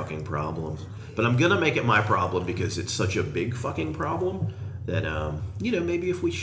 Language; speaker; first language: English; native; English